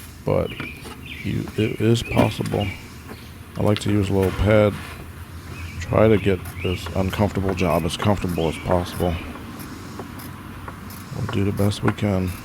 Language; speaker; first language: English; native; English